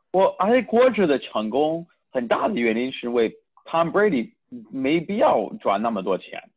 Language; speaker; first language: Chinese; early bilingual, heritage; Chinese